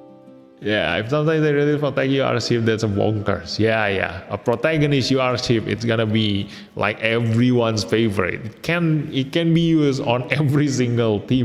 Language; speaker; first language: English; non-native, fluent; Indonesian